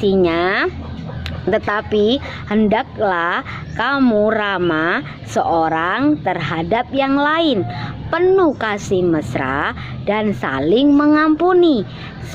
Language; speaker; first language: Indonesian; non-native, local second language; Javanese